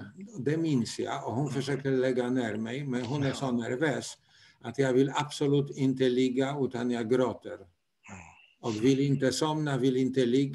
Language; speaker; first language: Swedish; non-native, fluent; Polish